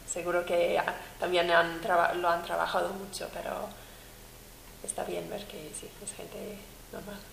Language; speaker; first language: Spanish; non-native, fluent; English